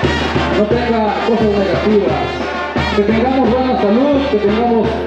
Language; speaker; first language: Spanish; native; Spanish